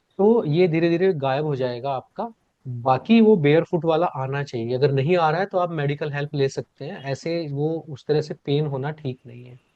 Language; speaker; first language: Hindi; native; Hindi